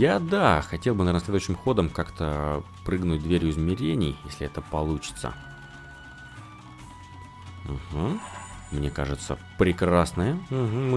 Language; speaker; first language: Russian; native; Russian